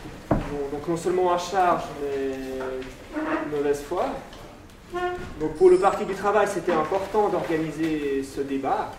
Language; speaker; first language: French; native; French